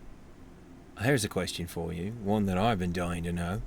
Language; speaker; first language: English; native; English